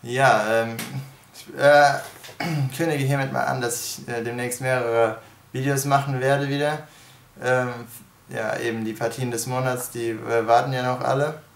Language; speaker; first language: German; native; German